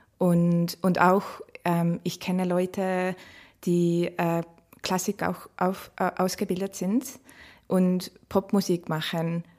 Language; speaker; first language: German; non-native, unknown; Estonian